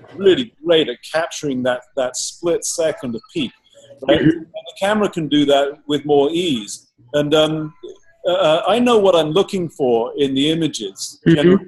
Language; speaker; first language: English; native; English